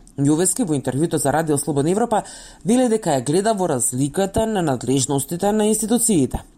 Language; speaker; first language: Macedonian; native; Macedonian